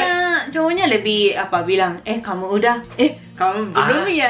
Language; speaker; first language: Indonesian; non-native, learner; Japanese